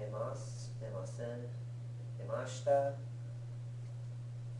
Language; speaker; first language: Japanese; non-native, learner; English